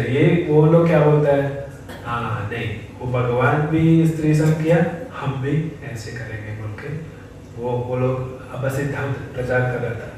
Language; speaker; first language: Hindi; non-native, fluent; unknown